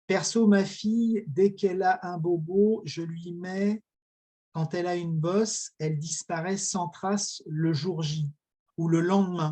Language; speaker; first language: French; native; French